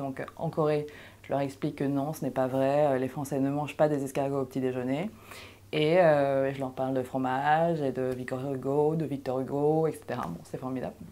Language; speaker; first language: French; early bilingual, other home language; Korean